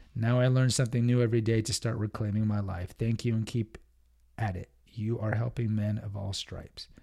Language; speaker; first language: English; early bilingual, other home language; Spanish